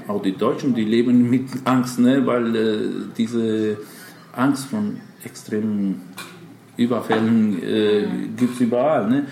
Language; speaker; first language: German; non-native, fluent; Albanian